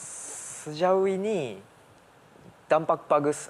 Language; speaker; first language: Indonesian; early bilingual, heritage; Japanese